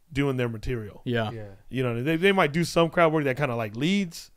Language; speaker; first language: English; native; English